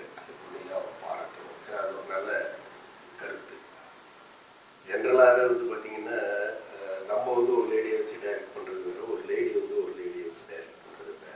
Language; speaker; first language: Tamil; native; Tamil